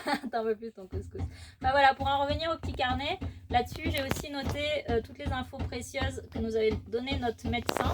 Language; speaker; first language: French; native; French